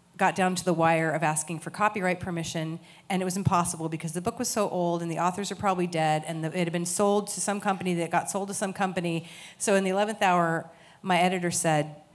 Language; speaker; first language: English; native; English